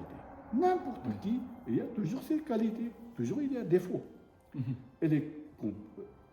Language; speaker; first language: French; non-native, learner; Tibetan